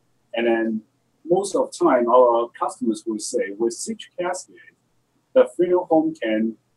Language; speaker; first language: English; non-native, local second language; Cantonese